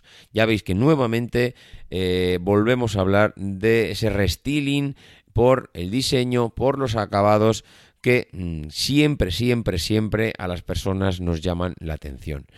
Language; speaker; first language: Spanish; native; Spanish